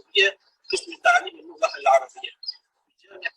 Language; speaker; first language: Arabic; non-native, fluent; Indonesian